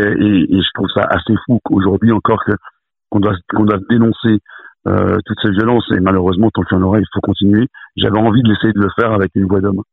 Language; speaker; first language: French; native; French